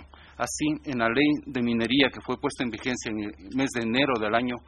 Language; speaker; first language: Spanish; native; Spanish